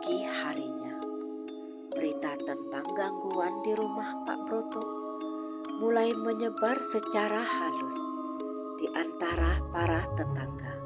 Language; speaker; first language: Indonesian; native; Indonesian